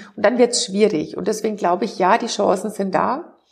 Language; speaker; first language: German; native; German